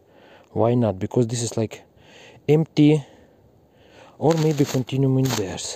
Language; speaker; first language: English; non-native, learner; Russian